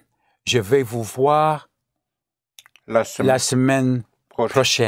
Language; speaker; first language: French; non-native, learner; English